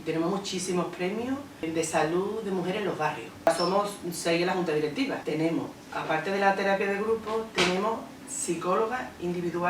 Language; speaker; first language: Spanish; native; Spanish